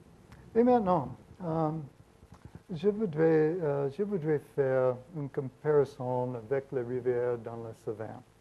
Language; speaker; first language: French; non-native, learner; English